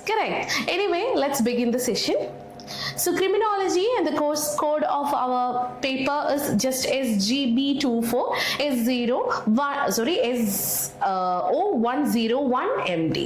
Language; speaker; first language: English; non-native, local second language; Malayalam